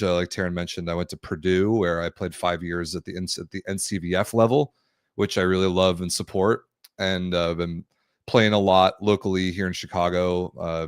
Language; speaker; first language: English; native; English